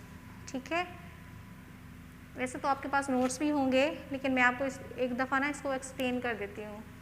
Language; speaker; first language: Hindi; non-native, local second language; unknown